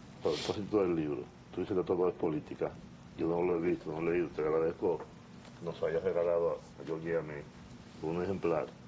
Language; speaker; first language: Spanish; native; Spanish